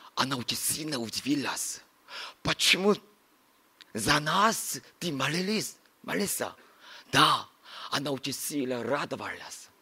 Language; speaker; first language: Russian; non-native, learner; Korean